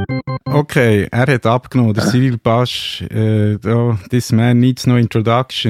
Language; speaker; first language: German; native; German